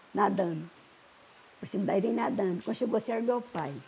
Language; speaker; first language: Portuguese; native; Portuguese